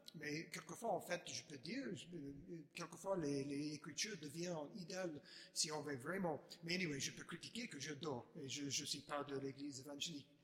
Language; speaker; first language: French; non-native, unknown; English